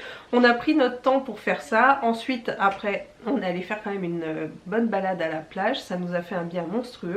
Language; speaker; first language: French; native; French